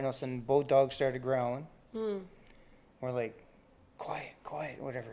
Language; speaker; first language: English; native; English